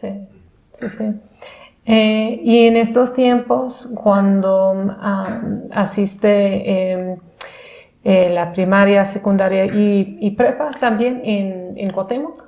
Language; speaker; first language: Spanish; non-native, fluent; English